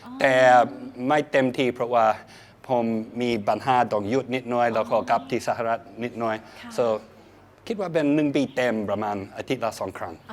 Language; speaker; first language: Thai; non-native, learner; English